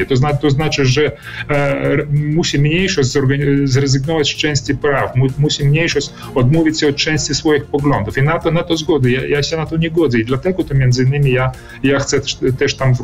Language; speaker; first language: Polish; early bilingual, heritage; Polish